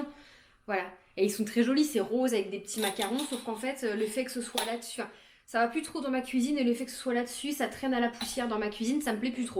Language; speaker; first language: French; native; French